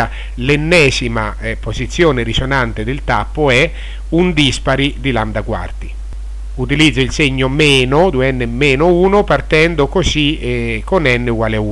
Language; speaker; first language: Italian; native; Italian